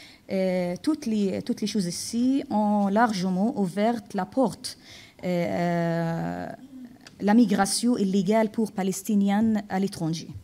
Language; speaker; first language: French; non-native, fluent; Arabic